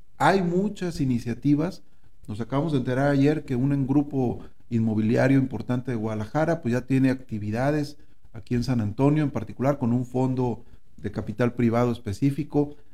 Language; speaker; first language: Spanish; native; Spanish